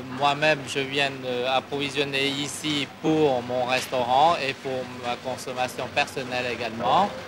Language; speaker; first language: French; non-native, fluent; Cantonese